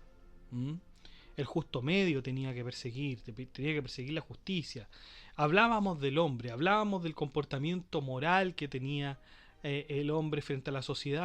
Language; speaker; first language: Spanish; native; Spanish